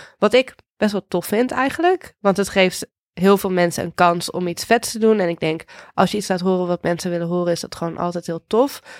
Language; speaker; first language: Dutch; native; Dutch